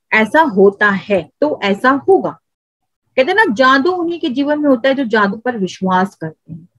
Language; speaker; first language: Hindi; native; Hindi